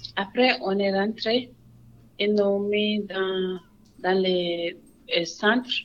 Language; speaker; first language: French; non-native, local second language; Wolof